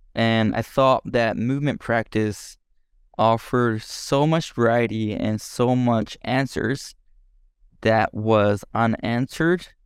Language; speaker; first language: English; non-native, fluent; Japanese